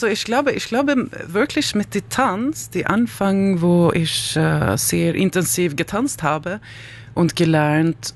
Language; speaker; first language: German; non-native, learner; Swedish